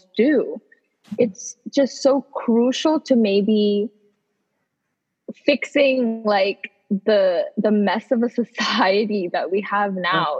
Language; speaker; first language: English; native; English